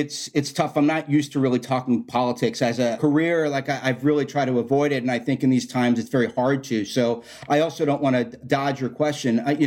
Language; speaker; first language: English; native; English